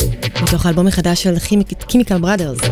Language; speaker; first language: Hebrew; native; Hebrew